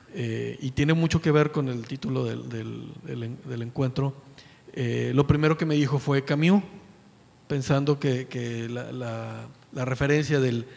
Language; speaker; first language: Spanish; native; Spanish